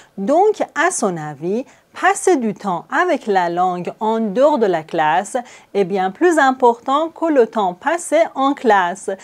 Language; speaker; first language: French; non-native, fluent; Persian